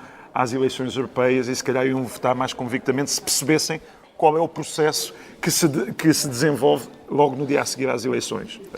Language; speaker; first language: Portuguese; native; Portuguese